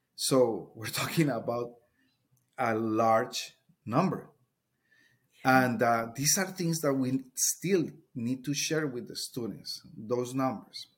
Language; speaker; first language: English; non-native, fluent; Spanish